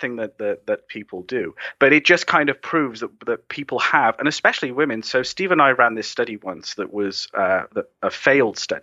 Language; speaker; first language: English; native; English